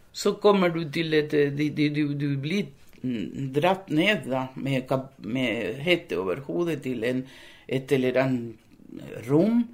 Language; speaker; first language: Norwegian; non-native, fluent; Spanish